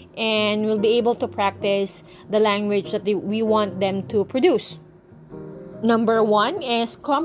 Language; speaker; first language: English; non-native, local second language; Filipino